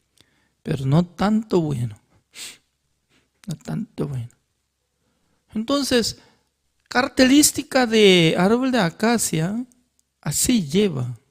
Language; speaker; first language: Spanish; non-native, fluent; Korean